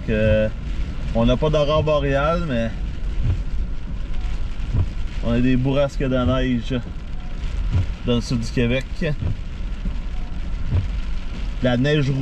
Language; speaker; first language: French; native; French